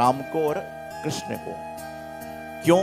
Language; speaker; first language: Hindi; native; Hindi